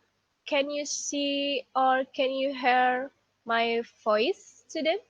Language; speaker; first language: English; non-native, learner; Indonesian